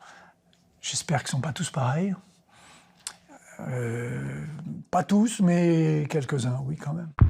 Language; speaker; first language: French; non-native, fluent; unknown